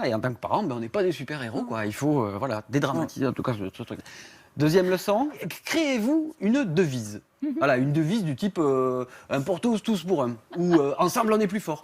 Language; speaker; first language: French; native; French